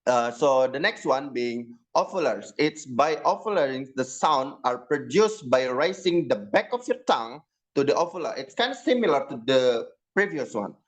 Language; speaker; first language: English; non-native, learner; Indonesian